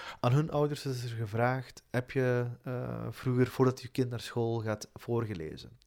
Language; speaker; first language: Dutch; early bilingual, other home language; Turkish